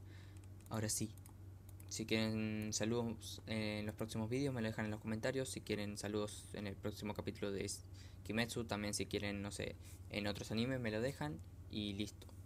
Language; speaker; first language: Spanish; native; Spanish